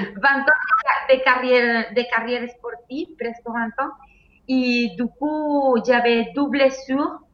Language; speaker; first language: French; non-native, fluent; Spanish